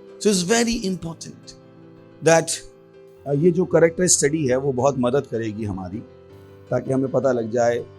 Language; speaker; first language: Hindi; native; Hindi